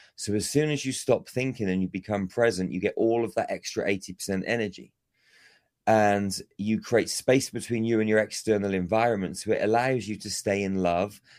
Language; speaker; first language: English; native; English